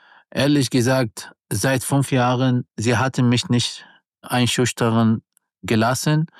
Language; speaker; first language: German; non-native, learner; Arabic